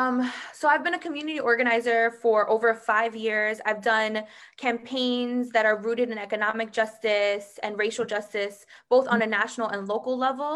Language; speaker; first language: English; native; English